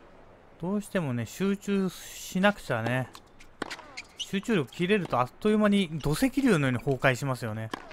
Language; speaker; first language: Japanese; native; Japanese